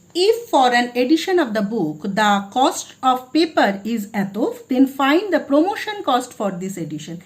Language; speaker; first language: English; non-native, local second language; Bangla